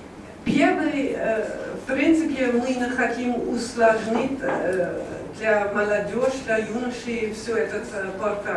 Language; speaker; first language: Russian; non-native, learner; German